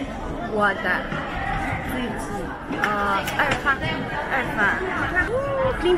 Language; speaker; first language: Chinese; non-native, learner; Russian